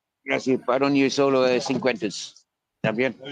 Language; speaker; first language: Spanish; non-native, learner; English